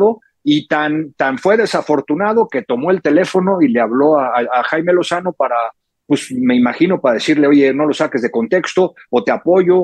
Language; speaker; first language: Spanish; native; Spanish